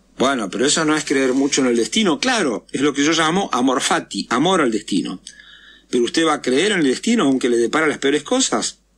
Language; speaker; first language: Spanish; native; Spanish